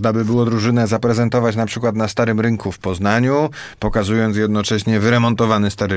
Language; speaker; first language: Polish; native; Polish